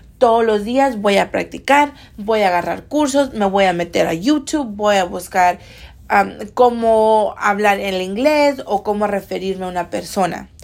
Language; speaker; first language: Spanish; early bilingual, heritage; Spanish